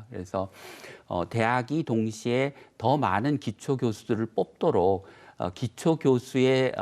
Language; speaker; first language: Korean; native; Korean